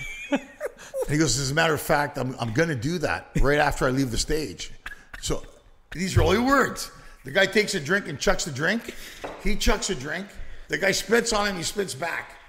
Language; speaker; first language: English; early bilingual, other home language; Greek